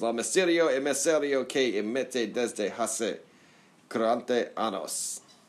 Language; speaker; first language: Spanish; non-native, learner; English